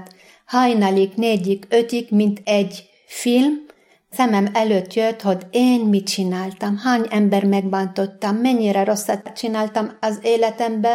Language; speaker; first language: Hungarian; non-native, fluent; Arabic